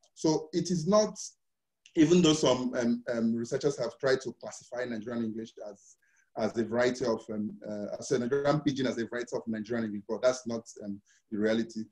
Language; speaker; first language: English; non-native, local second language; Igbo